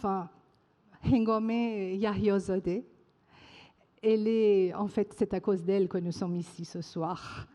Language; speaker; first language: French; non-native, fluent; Persian